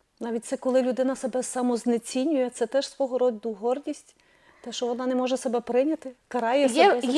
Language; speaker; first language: Ukrainian; native; Ukrainian